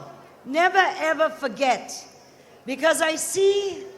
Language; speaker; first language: English; native; English